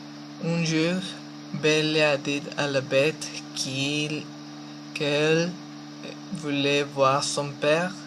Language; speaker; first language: French; non-native, learner; Spanish